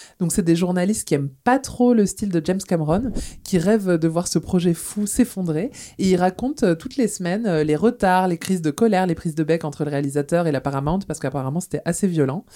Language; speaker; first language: French; native; French